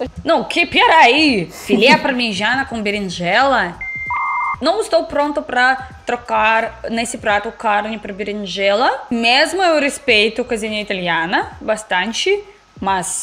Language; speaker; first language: Portuguese; non-native, learner; Russian